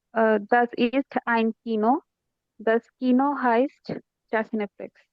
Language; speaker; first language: German; non-native, learner; Bangla